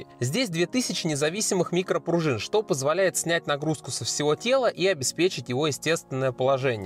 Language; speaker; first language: Russian; native; Russian